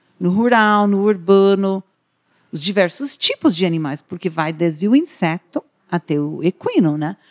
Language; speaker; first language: Portuguese; non-native, fluent; English